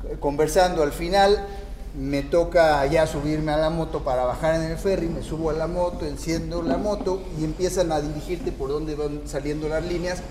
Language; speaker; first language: Spanish; native; Spanish